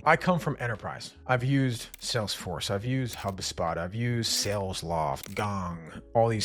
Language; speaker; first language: English; native; English